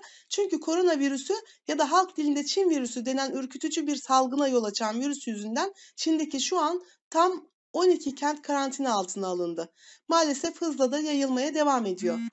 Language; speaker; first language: Turkish; native; Turkish